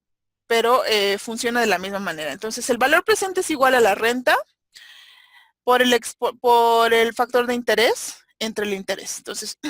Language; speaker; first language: Spanish; native; Spanish